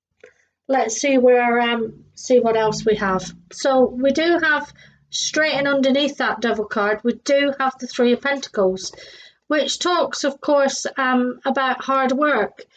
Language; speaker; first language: English; native; English